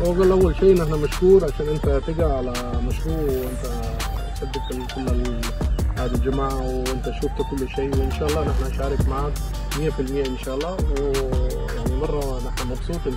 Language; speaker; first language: Arabic; non-native, learner; Urdu